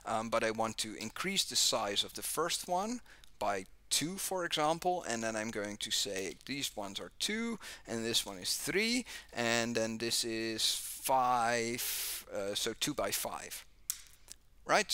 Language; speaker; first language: English; non-native, fluent; Dutch